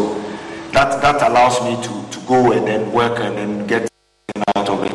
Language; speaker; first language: English; non-native, local second language; Ga